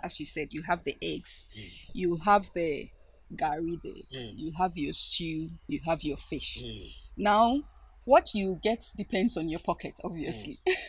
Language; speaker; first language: English; non-native, local second language; Ga